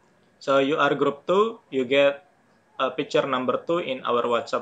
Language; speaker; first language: English; non-native, fluent; Indonesian